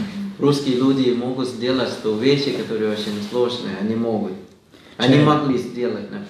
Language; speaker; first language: Russian; non-native, fluent; Thai